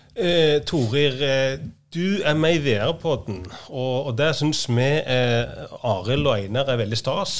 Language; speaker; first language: Norwegian; native; Norwegian